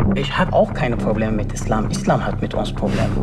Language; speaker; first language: German; non-native, learner; Persian